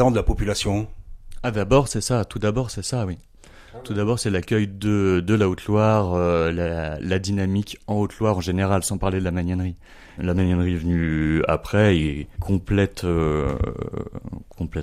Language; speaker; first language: French; native; French